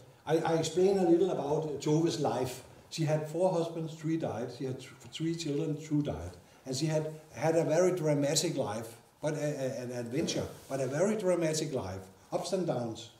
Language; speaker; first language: English; non-native, fluent; Danish